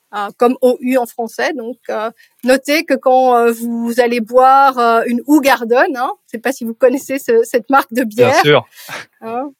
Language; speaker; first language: French; native; French